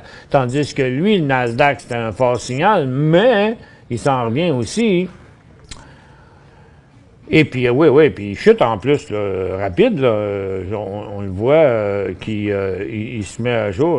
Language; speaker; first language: French; native; French